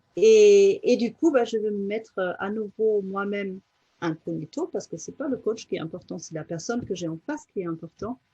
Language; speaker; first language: French; non-native, fluent; German